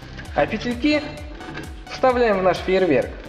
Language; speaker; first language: Russian; native; Russian